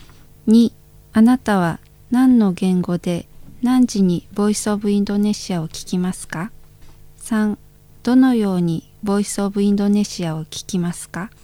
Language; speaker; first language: Japanese; non-native, fluent; Indonesian